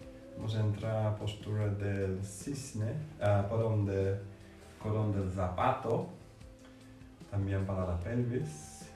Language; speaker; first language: Spanish; non-native, fluent; English